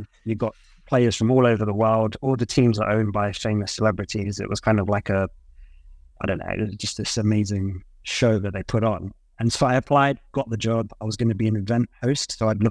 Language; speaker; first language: English; native; English